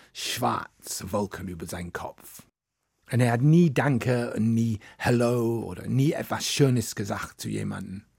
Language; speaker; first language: German; non-native, fluent; English